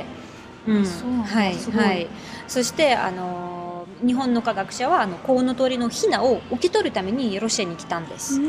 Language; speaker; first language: Japanese; non-native, fluent; Russian